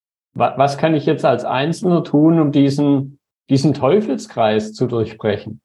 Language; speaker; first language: German; native; German